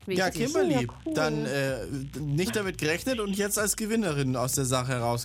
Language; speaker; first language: German; native; German